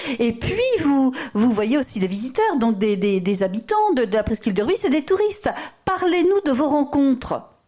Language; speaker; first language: French; native; French